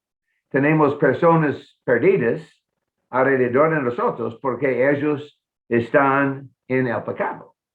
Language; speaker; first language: Spanish; non-native, fluent; English